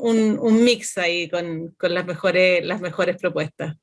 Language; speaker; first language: Spanish; native; Spanish